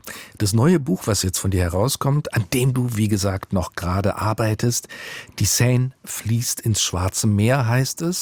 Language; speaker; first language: German; native; German